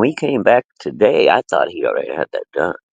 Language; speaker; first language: English; native; English